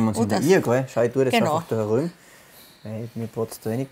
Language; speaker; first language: German; native; German